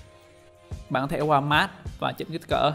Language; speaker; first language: Vietnamese; native; Vietnamese